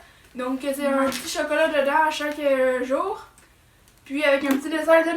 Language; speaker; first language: French; native; French